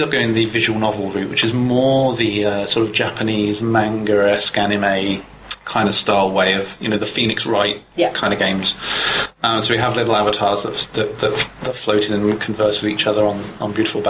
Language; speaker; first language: English; native; English